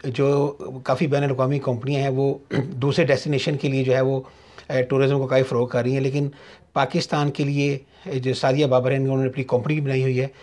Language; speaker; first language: Urdu; native; Urdu